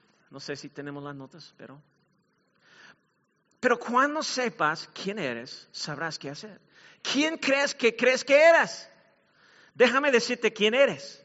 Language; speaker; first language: Spanish; non-native, fluent; English